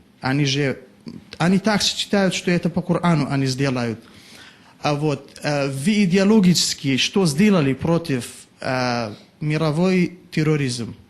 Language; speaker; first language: Russian; non-native, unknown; Kurdish